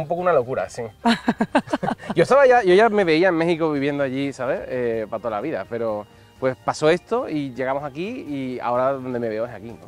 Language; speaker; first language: Spanish; native; Spanish